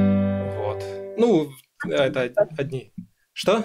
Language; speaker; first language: Russian; native; Russian